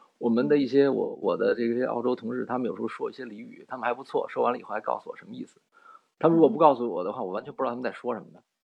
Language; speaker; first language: Chinese; native; Chinese